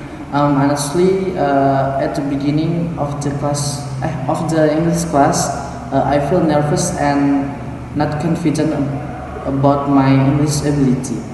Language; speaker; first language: English; non-native, learner; Indonesian